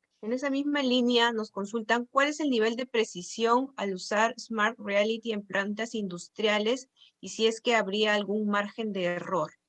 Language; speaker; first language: Spanish; native; Spanish